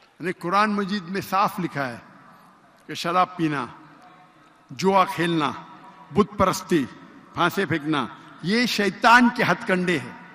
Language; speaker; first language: Urdu; non-native, local second language; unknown